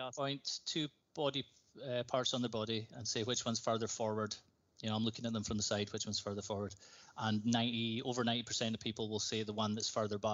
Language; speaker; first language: English; native; English